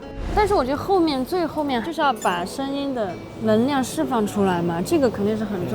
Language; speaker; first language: Chinese; native; Chinese